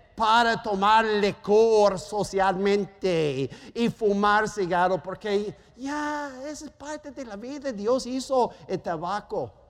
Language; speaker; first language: Spanish; non-native, fluent; German